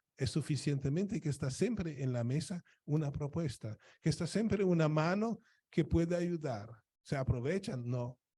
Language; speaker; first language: Spanish; non-native, fluent; Polish